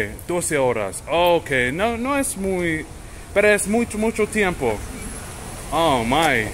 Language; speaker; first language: Spanish; non-native, learner; English